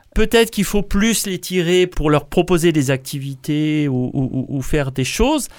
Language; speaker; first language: French; native; French